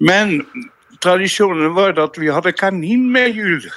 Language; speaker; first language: Norwegian; non-native, fluent; Dutch